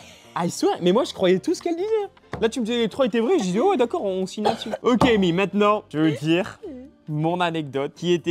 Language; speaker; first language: French; native; French